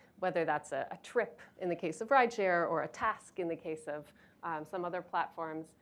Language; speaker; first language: English; native; English